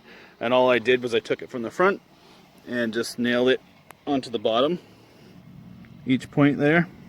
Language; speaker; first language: English; native; English